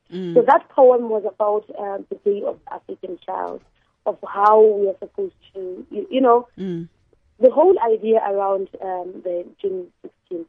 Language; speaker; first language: English; non-native, local second language; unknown